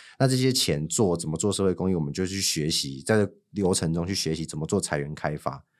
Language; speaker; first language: Chinese; native; Chinese